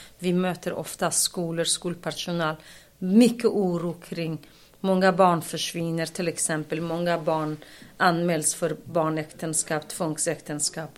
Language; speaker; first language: Swedish; non-native, fluent; Kurdish